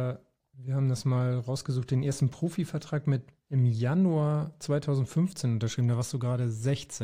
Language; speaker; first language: German; native; German